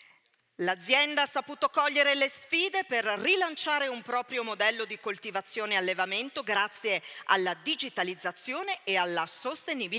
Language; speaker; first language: Italian; native; Italian